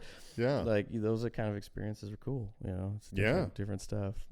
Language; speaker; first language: English; native; English